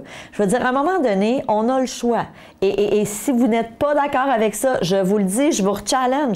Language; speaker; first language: French; native; French